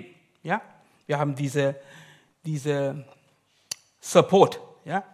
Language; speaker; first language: German; non-native, learner; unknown